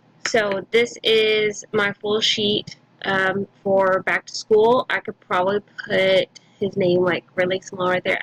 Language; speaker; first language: English; native; English